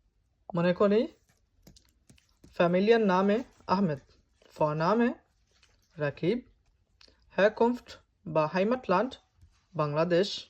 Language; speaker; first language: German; non-native, fluent; Bangla